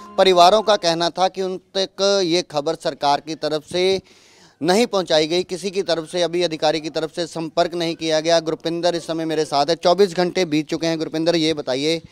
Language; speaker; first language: Hindi; non-native, local second language; Punjabi